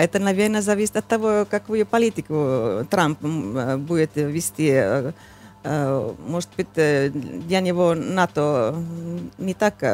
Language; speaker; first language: Russian; non-native, fluent; Finnish